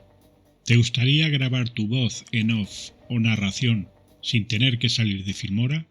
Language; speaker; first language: Spanish; native; Spanish